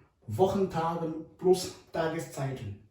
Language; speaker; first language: German; non-native, fluent; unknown